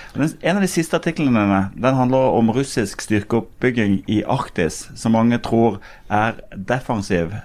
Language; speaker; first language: Norwegian; native; Norwegian